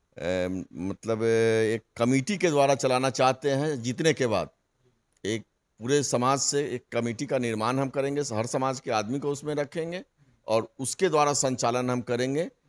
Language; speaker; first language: Hindi; native; Hindi